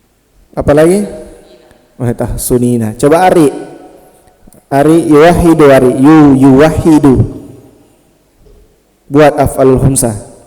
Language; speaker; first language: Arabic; non-native, fluent; Indonesian